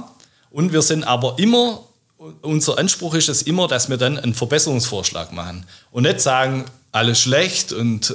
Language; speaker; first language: German; native; German